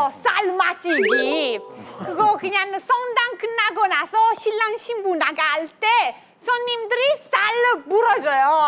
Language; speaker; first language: Korean; non-native, learner; Italian